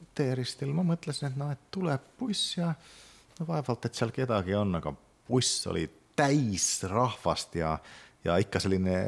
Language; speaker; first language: Estonian; non-native, fluent; Finnish